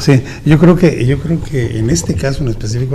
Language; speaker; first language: Spanish; native; Spanish